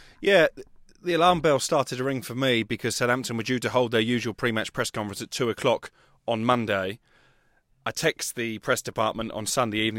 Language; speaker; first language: English; native; English